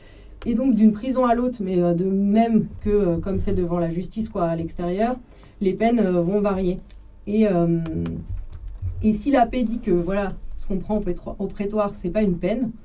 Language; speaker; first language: French; native; French